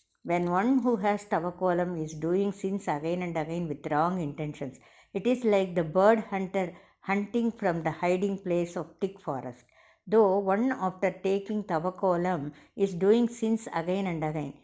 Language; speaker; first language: English; non-native, local second language; Tamil